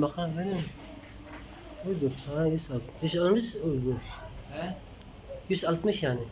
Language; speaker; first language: Turkish; non-native, learner; Filipino